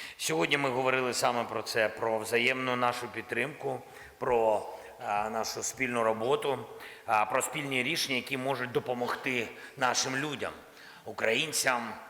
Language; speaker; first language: Ukrainian; non-native, local second language; Russian